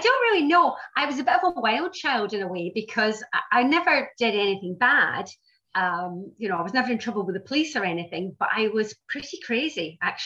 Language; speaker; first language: English; native; English